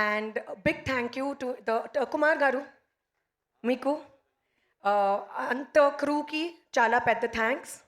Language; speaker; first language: Telugu; non-native, learner; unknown